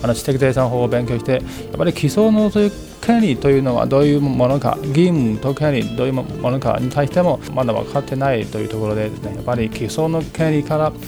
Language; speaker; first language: Japanese; non-native, fluent; Chinese